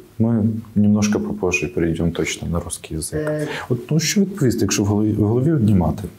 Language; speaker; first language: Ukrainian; native; Ukrainian